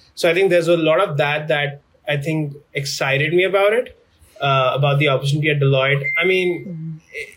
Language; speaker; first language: English; non-native, local second language; Hindi